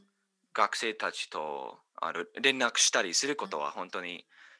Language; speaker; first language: Japanese; non-native, fluent; English